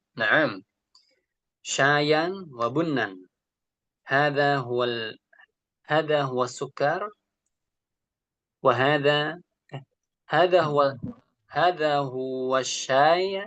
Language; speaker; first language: Arabic; non-native, learner; Indonesian